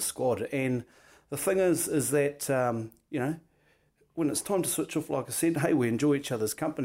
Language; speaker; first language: English; native; English